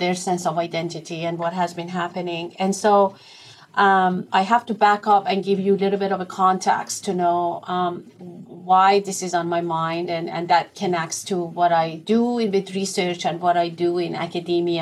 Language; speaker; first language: English; non-native, fluent; Persian